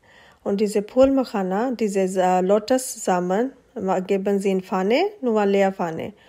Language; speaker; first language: German; non-native, learner; Urdu